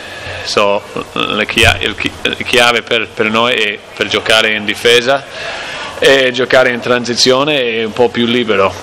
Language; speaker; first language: Italian; non-native, learner; English